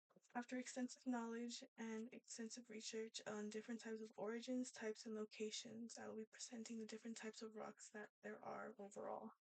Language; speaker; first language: English; native; English